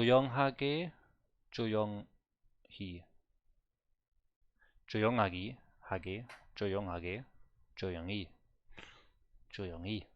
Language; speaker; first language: Korean; non-native, learner; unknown